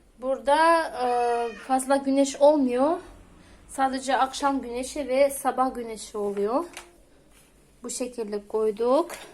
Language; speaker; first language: Turkish; non-native, fluent; Russian